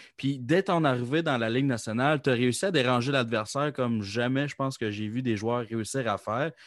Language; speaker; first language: French; native; French